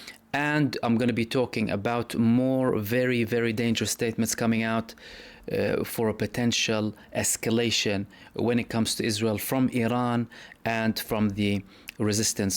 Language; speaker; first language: English; non-native, fluent; Arabic